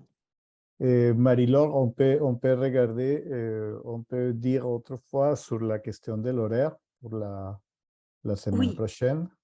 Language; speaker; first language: French; non-native, fluent; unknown